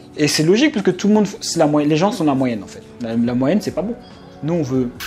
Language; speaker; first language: French; native; French